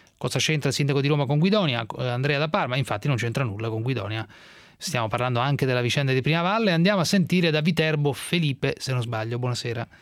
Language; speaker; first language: Italian; native; Italian